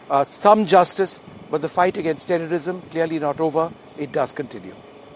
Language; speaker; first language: English; non-native, local second language; Hindi